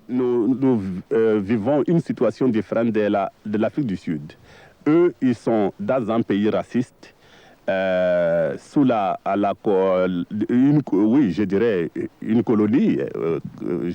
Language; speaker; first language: French; non-native, fluent; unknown